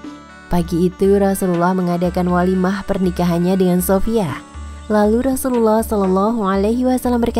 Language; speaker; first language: Indonesian; native; Indonesian